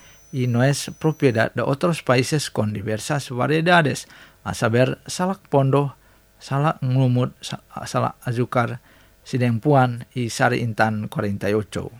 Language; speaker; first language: Spanish; non-native, fluent; Indonesian